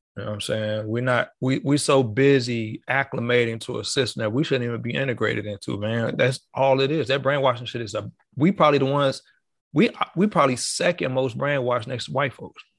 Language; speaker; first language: English; native; English